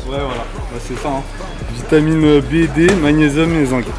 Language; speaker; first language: French; native; French